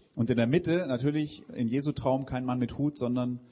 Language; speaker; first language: German; native; German